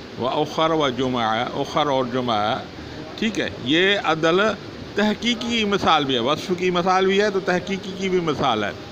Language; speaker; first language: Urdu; non-native, local second language; Sindhi